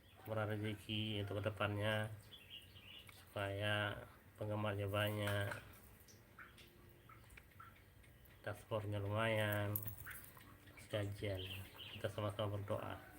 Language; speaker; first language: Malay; non-native, local second language; Minangkabau